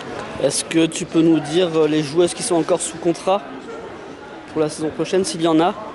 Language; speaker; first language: French; native; French